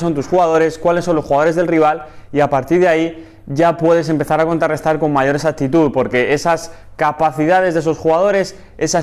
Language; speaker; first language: Spanish; native; Spanish